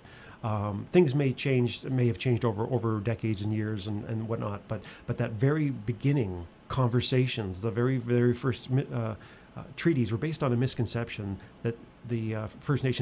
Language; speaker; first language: English; native; English